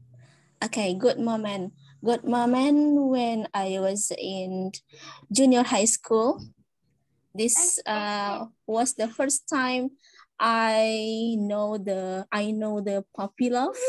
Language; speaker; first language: English; non-native, learner; Indonesian